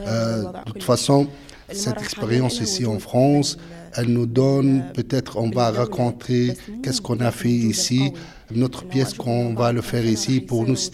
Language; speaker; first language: French; non-native, learner; Arabic